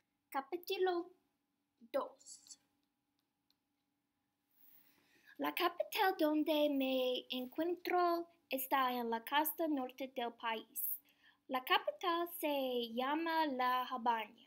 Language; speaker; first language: Spanish; non-native, learner; English